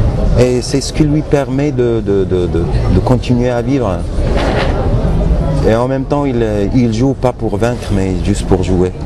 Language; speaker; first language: French; non-native, local second language; Arabic